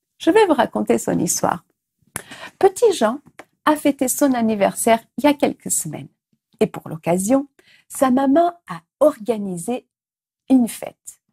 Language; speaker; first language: French; non-native, fluent; Portuguese